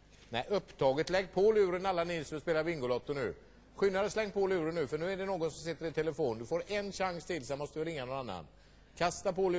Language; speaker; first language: Swedish; native; Swedish